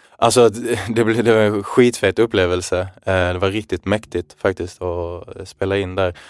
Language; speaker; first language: Swedish; early bilingual, other home language; Arabic